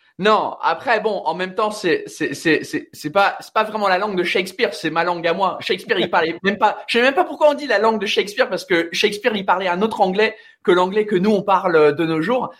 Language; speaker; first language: French; non-native, fluent; English